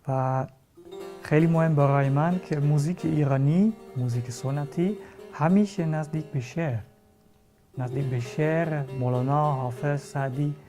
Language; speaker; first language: Persian; non-native, learner; Dutch